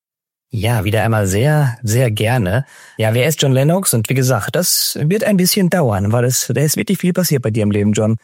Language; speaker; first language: German; native; German